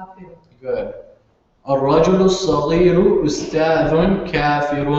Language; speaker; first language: Arabic; non-native, fluent; English